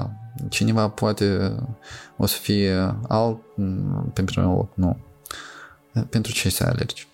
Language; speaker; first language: Romanian; non-native, local second language; Russian